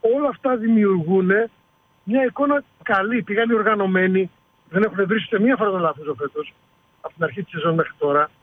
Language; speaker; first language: Greek; native; Greek